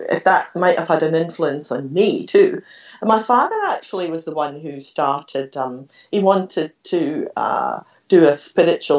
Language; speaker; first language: English; native; English